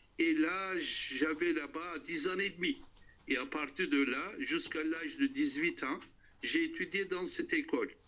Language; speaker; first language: French; non-native, fluent; Turkish